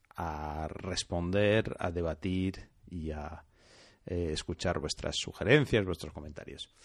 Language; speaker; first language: Spanish; non-native, fluent; French